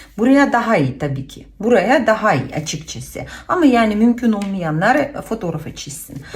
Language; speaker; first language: Turkish; non-native, fluent; Russian